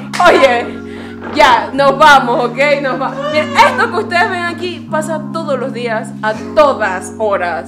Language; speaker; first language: Spanish; native; Spanish